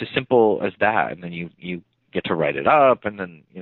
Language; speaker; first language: English; native; English